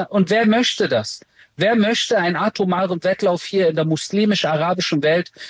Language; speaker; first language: German; early bilingual, other home language; Persian